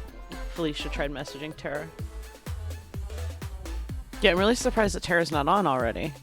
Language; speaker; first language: English; native; English